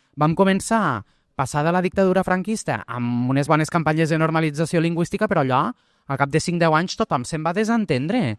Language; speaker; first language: Catalan; early bilingual, other home language; Portuguese